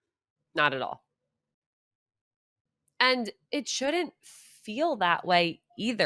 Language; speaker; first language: English; native; English